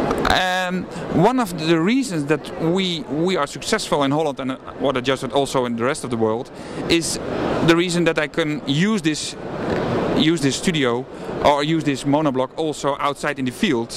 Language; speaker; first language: English; non-native, fluent; Dutch